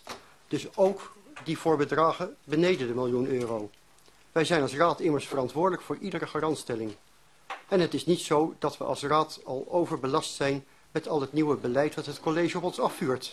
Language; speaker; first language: Dutch; native; Dutch